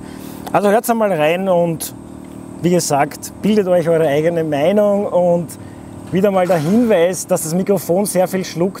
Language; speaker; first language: German; native; German